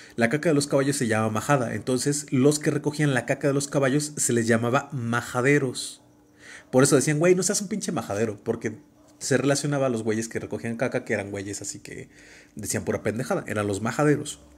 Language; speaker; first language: Spanish; native; Spanish